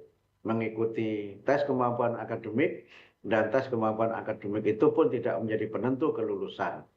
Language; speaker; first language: Indonesian; native; Indonesian